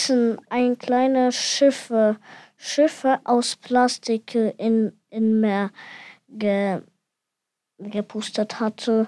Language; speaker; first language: German; non-native, learner; Ukrainian